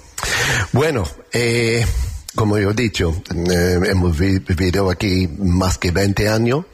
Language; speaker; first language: Spanish; non-native, learner; English